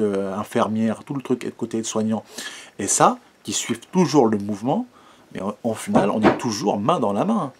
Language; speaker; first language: French; native; French